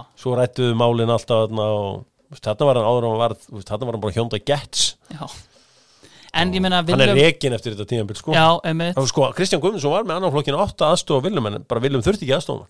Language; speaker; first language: Icelandic; native; Icelandic